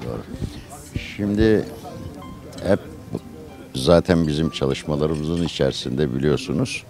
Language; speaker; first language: Turkish; native; Turkish